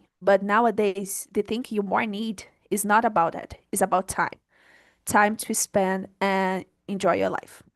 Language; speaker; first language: English; non-native, learner; Portuguese